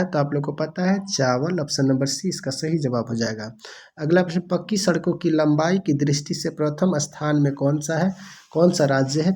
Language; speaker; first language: Hindi; non-native, local second language; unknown